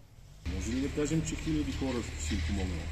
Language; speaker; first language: Bulgarian; native; Bulgarian